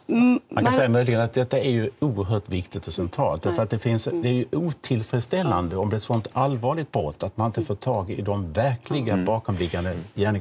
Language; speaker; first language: Swedish; native; Swedish